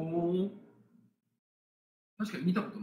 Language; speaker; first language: Japanese; native; Japanese